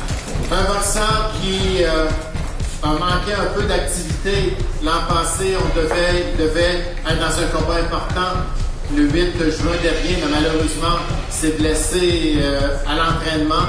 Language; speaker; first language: French; native; French